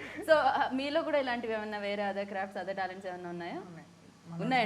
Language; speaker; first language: Telugu; native; Telugu